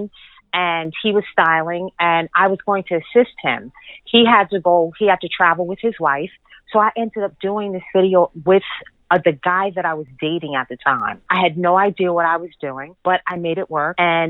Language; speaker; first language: English; native; English